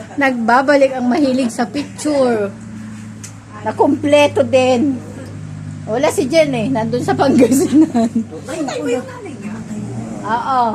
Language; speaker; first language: Filipino; non-native, local second language; Iloko